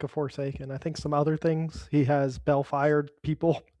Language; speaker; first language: English; native; English